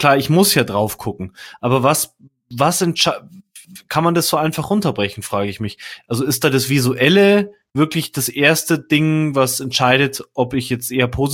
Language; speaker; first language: German; native; German